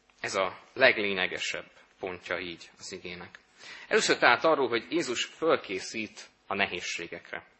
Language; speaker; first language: Hungarian; native; Hungarian